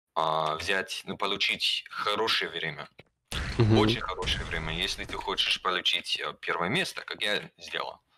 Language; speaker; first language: Russian; non-native, learner; German